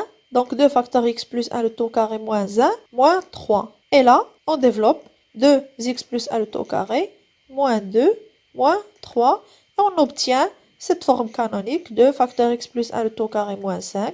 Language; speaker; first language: French; non-native, local second language; Arabic